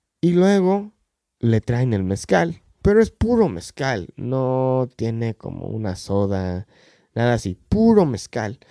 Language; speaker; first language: Spanish; non-native, fluent; English